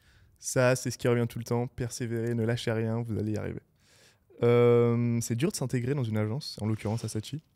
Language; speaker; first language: French; native; French